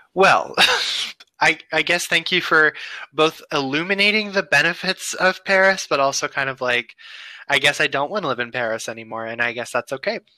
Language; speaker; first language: English; native; English